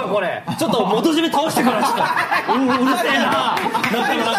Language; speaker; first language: Japanese; native; Japanese